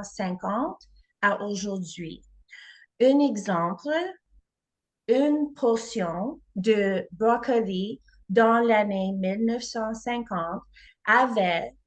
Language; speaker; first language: French; non-native, learner; English